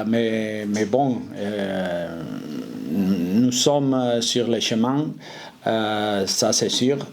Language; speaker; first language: French; non-native, fluent; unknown